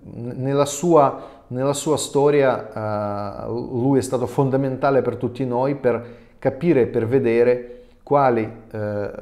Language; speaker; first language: Italian; non-native, fluent; Russian